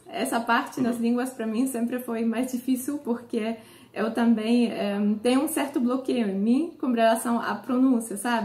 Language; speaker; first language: Portuguese; non-native, fluent; Polish